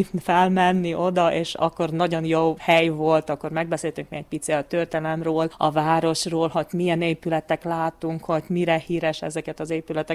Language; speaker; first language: Hungarian; non-native, local second language; Ukrainian